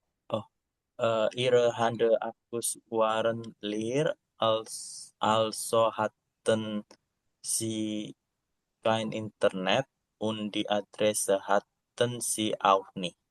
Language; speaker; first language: German; non-native, learner; Indonesian